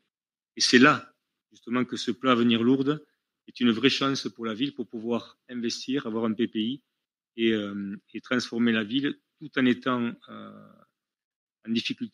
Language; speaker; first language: French; native; French